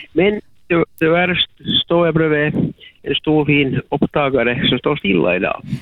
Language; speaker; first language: Swedish; native; Swedish